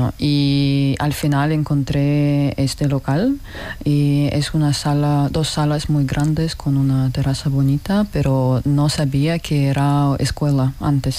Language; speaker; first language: Spanish; non-native, learner; Russian